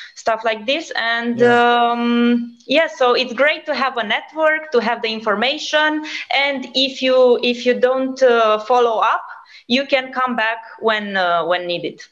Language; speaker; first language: English; non-native, fluent; Romanian